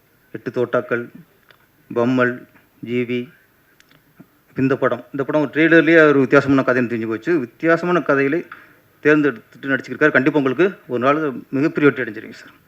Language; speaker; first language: Tamil; native; Tamil